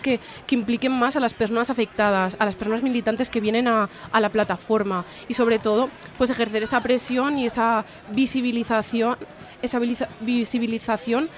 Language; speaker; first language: Spanish; native; Spanish